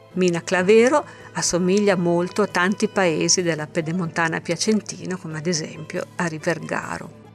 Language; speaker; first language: Italian; native; Italian